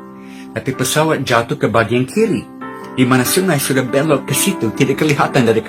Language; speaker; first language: Indonesian; non-native, fluent; English